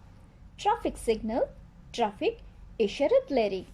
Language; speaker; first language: English; non-native, fluent; Bangla